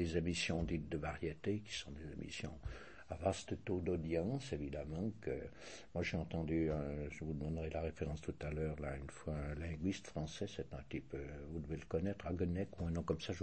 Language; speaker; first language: French; native; French